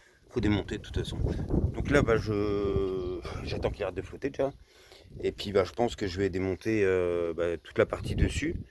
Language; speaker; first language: French; native; French